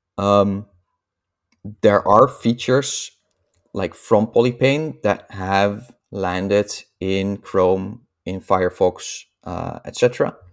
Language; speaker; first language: English; non-native, fluent; Dutch